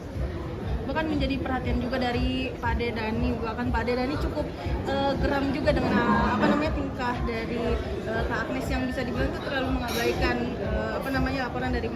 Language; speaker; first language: Indonesian; native; Indonesian